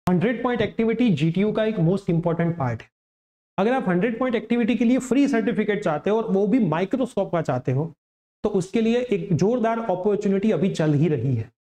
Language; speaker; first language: Hindi; non-native, local second language; Gujarati